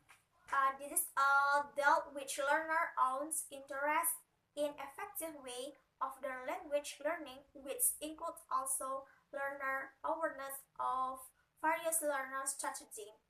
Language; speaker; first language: English; non-native, learner; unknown